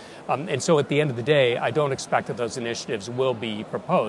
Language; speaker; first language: English; native; English